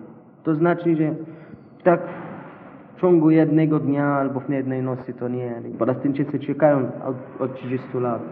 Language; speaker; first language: Polish; non-native, fluent; Arabic